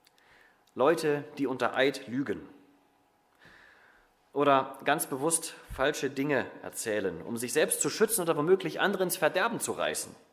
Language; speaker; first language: German; native; German